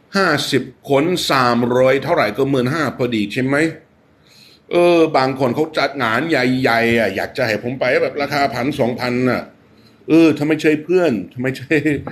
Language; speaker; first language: Thai; non-native, fluent; English